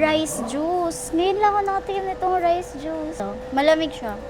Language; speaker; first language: Filipino; native; Filipino